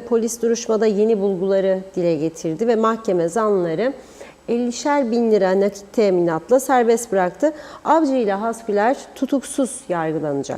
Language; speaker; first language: Turkish; native; Turkish